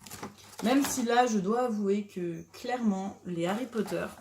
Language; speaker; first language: French; native; French